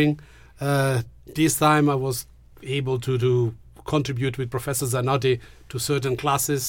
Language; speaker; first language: English; non-native, fluent; Italian